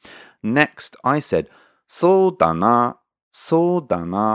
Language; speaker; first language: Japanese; non-native, fluent; English